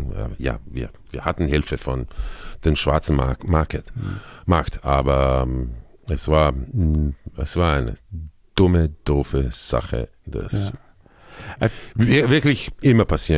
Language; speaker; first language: German; non-native, fluent; Croatian